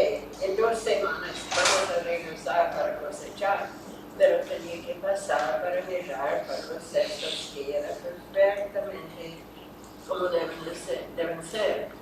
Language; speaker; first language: Spanish; non-native, fluent; English